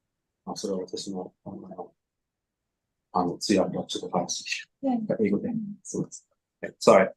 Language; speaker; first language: Japanese; non-native, learner; English